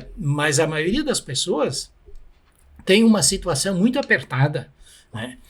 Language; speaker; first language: Portuguese; non-native, local second language; German